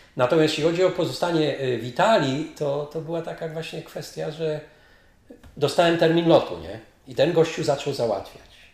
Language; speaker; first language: Polish; native; Polish